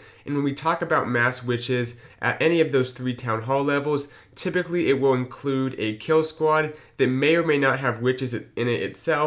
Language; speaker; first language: English; native; English